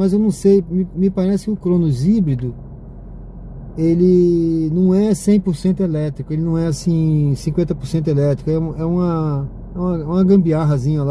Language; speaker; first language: Portuguese; native; Portuguese